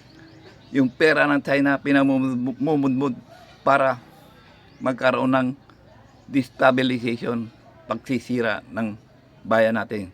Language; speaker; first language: Filipino; native; Filipino